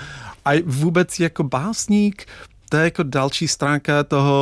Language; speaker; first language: Czech; non-native, fluent; English